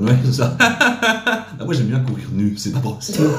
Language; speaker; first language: French; native; French